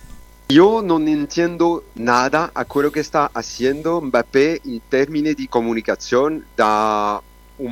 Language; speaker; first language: Spanish; non-native, learner; Italian